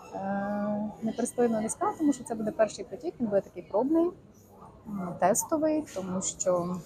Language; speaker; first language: Ukrainian; non-native, local second language; Russian